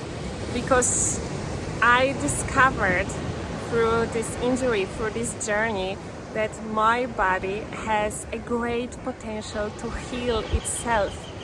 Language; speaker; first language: English; non-native, fluent; Polish